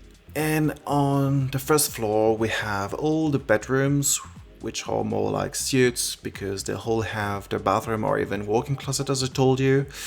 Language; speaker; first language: English; non-native, fluent; French